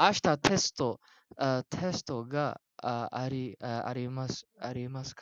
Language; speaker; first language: Japanese; non-native, learner; Malay